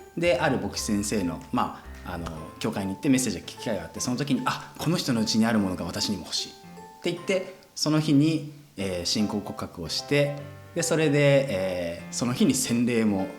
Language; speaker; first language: Japanese; native; Japanese